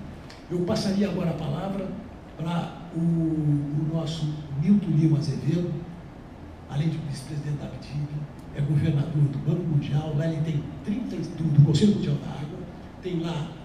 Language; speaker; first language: Portuguese; native; Portuguese